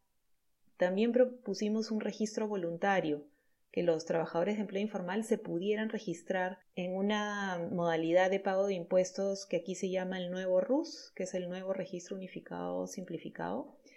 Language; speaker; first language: Spanish; native; Spanish